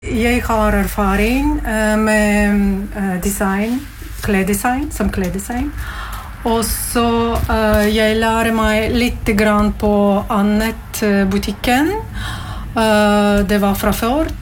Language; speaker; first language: Norwegian; non-native, learner; Latvian